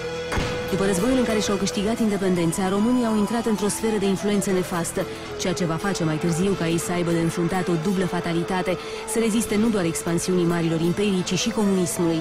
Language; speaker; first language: Romanian; native; Romanian